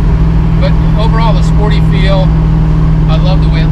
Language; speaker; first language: English; native; English